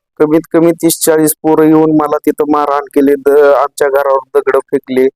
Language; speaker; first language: Marathi; native; Marathi